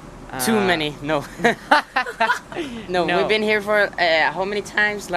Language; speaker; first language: English; non-native, fluent; Norwegian